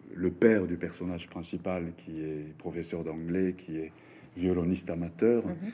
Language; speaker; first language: French; non-native, fluent; Japanese